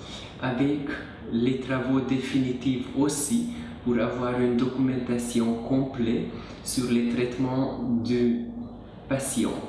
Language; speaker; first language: French; non-native, fluent; Hungarian